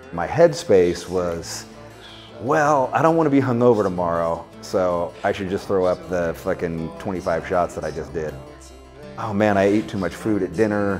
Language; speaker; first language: English; native; English